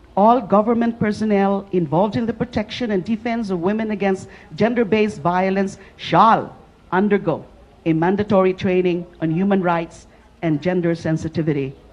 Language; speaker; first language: English; non-native, local second language; Filipino